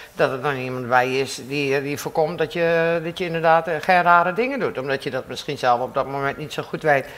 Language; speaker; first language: Dutch; non-native, local second language; Western Frisian